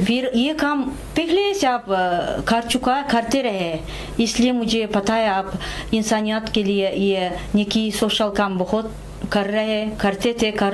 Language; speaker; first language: Hindi; non-native, fluent; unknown